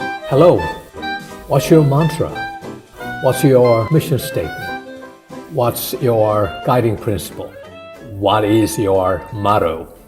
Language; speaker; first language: English; non-native, fluent; Korean